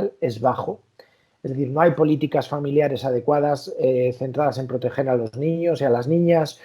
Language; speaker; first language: Spanish; native; Spanish